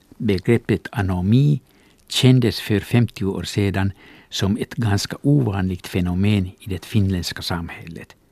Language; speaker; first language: Swedish; non-native, local second language; Finnish